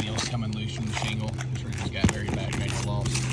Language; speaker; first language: English; native; English